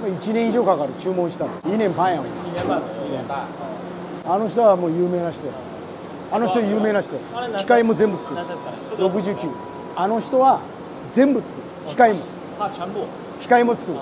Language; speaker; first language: Japanese; non-native, local second language; Chinese